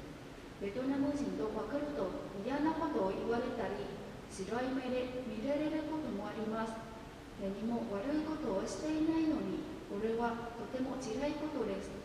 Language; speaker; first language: Japanese; non-native, fluent; Vietnamese